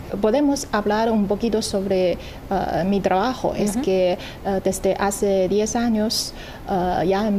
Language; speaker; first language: Spanish; non-native, fluent; Chinese